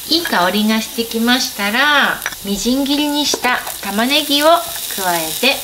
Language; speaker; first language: Japanese; native; Japanese